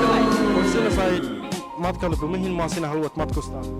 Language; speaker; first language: Finnish; non-native, learner; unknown